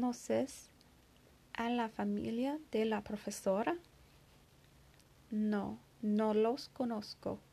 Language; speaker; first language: Spanish; non-native, learner; English